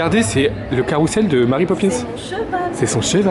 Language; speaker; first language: French; native; French